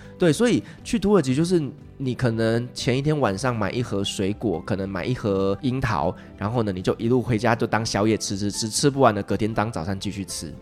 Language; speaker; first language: Chinese; native; Chinese